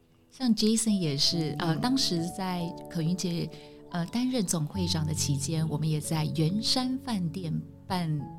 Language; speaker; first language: Chinese; native; Chinese